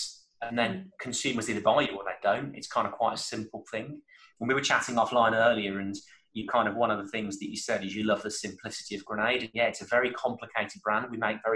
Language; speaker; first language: English; native; English